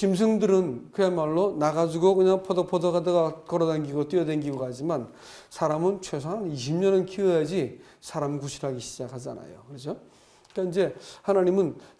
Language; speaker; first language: Korean; native; Korean